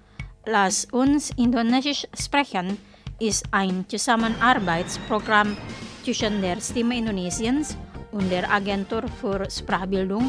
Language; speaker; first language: German; non-native, fluent; Indonesian